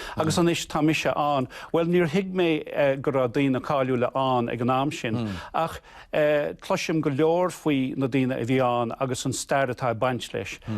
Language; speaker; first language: Irish; non-native, local second language; English